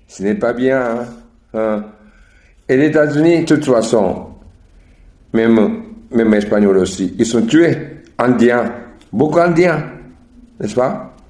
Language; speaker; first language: French; non-native, learner; Japanese